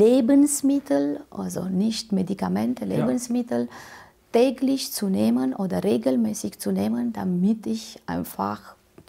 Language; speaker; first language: German; non-native, fluent; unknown